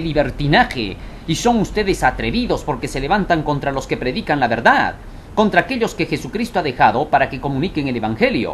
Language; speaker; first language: Spanish; native; Spanish